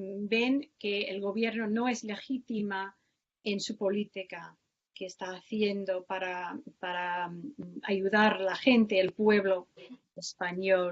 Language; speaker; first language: Spanish; non-native, fluent; English